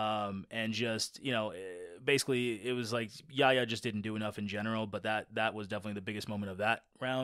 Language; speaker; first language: English; native; English